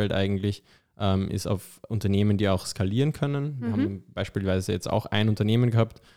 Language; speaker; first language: German; native; German